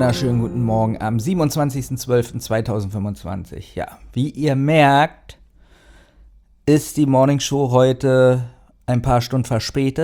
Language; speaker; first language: German; native; German